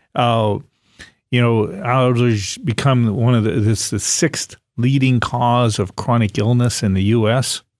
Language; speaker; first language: English; native; English